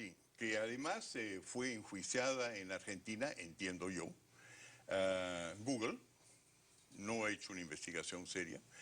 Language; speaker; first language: Spanish; native; Spanish